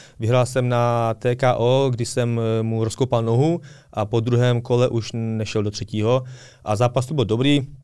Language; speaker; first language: Czech; early bilingual, other home language; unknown